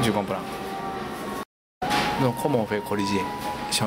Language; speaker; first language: French; non-native, learner; Japanese